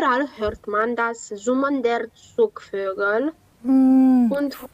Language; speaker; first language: German; non-native, learner; Romanian